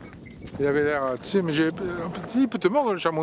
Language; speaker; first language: French; native; French